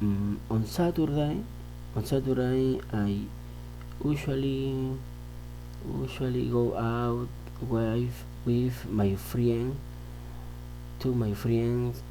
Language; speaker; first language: English; non-native, learner; Spanish